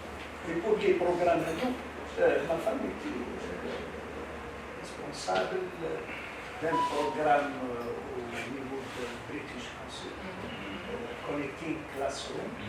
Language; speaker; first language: French; non-native, local second language; Arabic